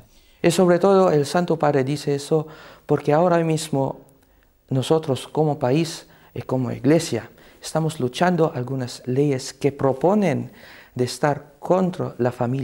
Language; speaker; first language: Spanish; non-native, fluent; Cebuano